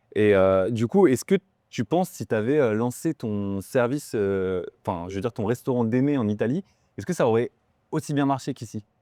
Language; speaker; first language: French; native; French